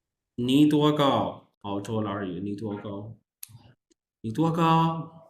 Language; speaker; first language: Chinese; non-native, fluent; Urdu